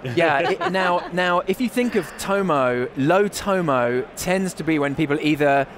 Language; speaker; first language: English; native; English